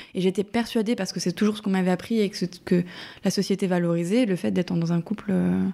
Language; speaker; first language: French; native; French